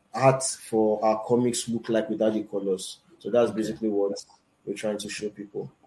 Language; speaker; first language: English; non-native, local second language; Yoruba